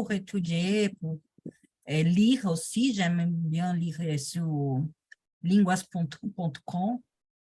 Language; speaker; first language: French; non-native, learner; Portuguese